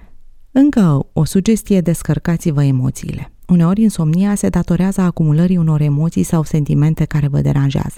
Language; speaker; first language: Romanian; native; Romanian